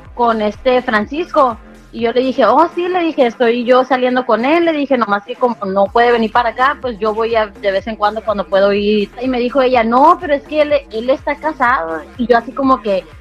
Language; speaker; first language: Spanish; native; Spanish